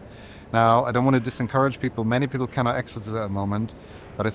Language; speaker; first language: English; non-native, fluent; German